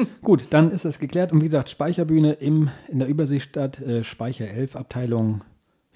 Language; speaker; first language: German; native; German